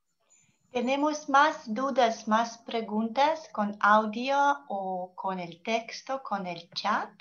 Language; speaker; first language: Spanish; non-native, learner; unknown